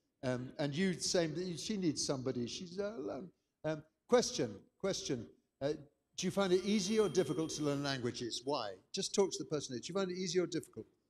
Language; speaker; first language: English; native; English